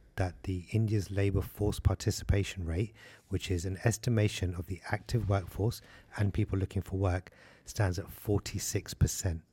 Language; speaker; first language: English; early bilingual, other home language; Hindi